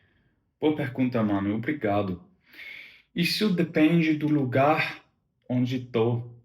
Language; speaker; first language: Portuguese; non-native, learner; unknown